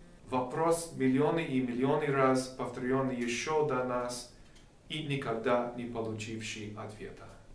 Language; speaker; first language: Russian; non-native, fluent; English